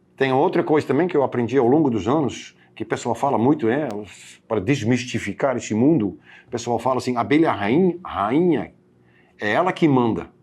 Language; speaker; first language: Portuguese; non-native, fluent; Dutch